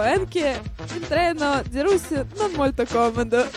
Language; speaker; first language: Italian; non-native, learner; Russian